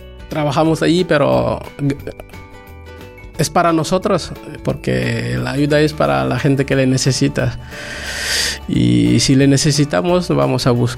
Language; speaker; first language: Spanish; non-native, learner; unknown